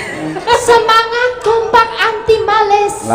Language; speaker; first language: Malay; non-native, local second language; Javanese